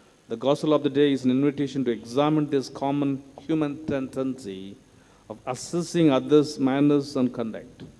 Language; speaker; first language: English; non-native, local second language; Tamil